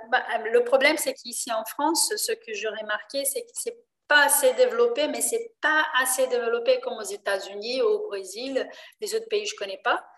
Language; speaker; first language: French; non-native, fluent; Portuguese